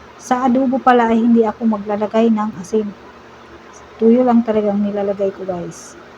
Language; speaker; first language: Filipino; non-native, local second language; Cebuano